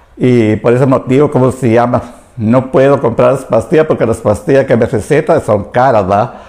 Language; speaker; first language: Spanish; native; Spanish